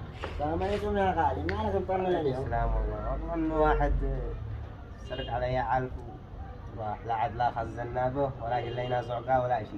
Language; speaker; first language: Arabic; native; Arabic